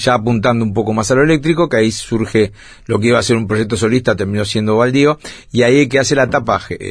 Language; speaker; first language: Spanish; native; Spanish